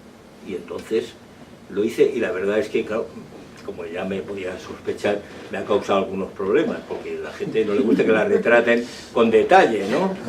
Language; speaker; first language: Spanish; native; Spanish